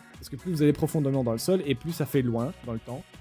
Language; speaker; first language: French; native; French